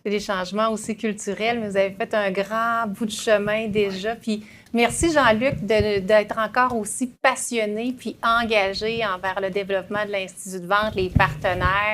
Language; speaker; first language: French; native; French